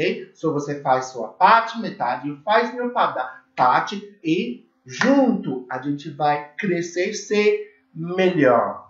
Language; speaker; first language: Portuguese; non-native, learner; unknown